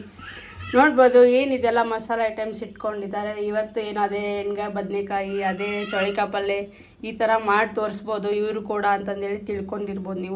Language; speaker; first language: Kannada; native; Kannada